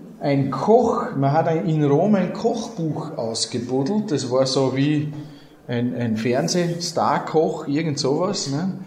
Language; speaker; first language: German; native; German